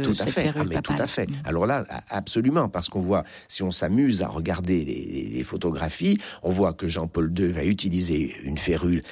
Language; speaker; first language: French; native; French